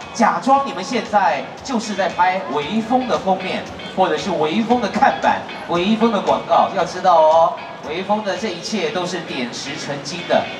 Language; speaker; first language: Chinese; native; Chinese